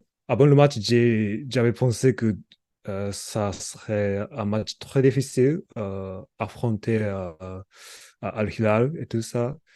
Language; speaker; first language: French; non-native, learner; Japanese